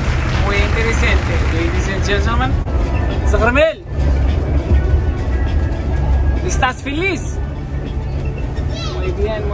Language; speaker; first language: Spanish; non-native, learner; Arabic